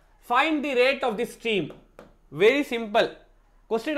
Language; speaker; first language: English; non-native, local second language; Tamil